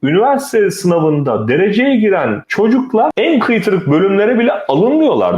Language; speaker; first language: Turkish; native; Turkish